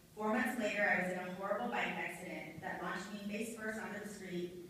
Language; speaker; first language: English; native; English